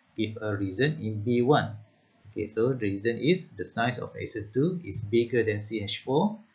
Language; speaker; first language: English; non-native, local second language; Malay